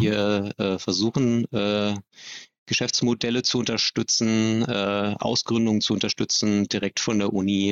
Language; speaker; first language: German; native; German